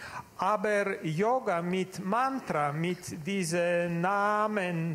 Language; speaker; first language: German; non-native, learner; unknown